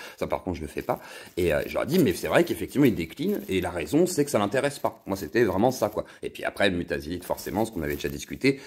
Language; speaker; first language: French; native; French